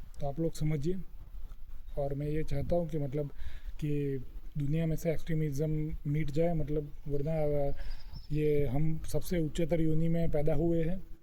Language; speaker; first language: Hindi; non-native, local second language; Gujarati